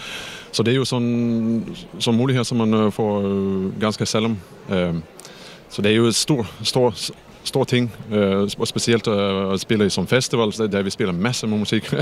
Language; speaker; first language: Danish; non-native, fluent; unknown